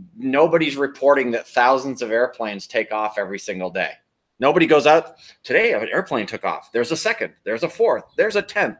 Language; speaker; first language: English; native; English